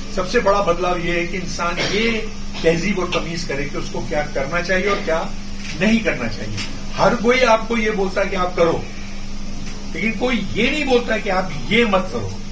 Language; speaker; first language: Hindi; native; Hindi